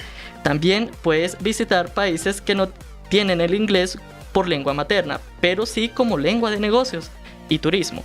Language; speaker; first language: Spanish; native; Spanish